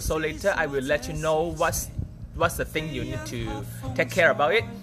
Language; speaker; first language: English; non-native, local second language; Chinese